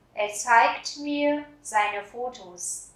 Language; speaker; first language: German; non-native, fluent; Vietnamese